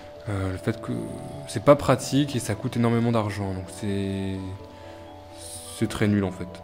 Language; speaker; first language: French; native; French